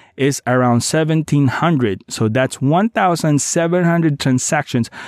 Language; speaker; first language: English; non-native, local second language; Cebuano